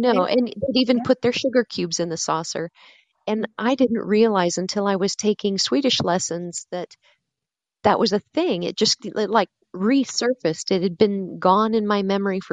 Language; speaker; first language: English; native; English